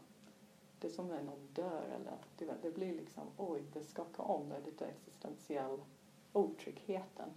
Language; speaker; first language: Swedish; non-native, fluent; English